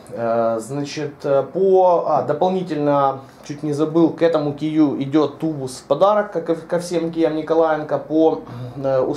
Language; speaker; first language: Russian; native; Russian